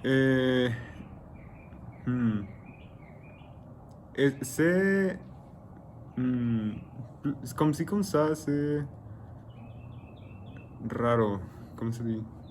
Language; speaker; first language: French; non-native, learner; Spanish